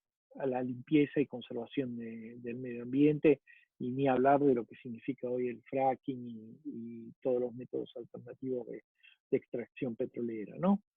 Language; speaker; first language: Spanish; native; Spanish